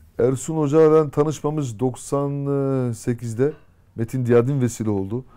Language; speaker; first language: Turkish; early bilingual, heritage; Turkish